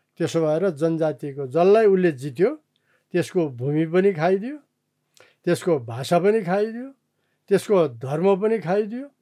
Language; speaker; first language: Nepali; non-native, local second language; Eastern Tamang